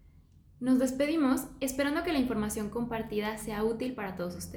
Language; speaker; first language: Spanish; native; Spanish